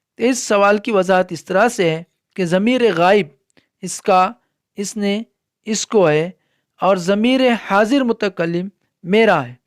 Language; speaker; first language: Urdu; native; Urdu